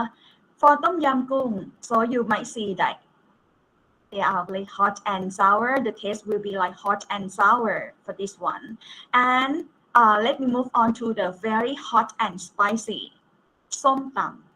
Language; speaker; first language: English; non-native, fluent; Thai